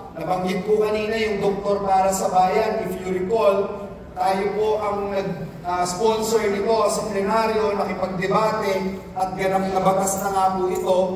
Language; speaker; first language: Filipino; native; Filipino